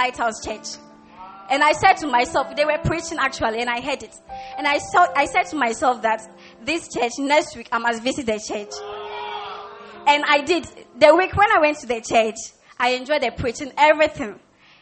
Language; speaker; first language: English; non-native, local second language; Ewe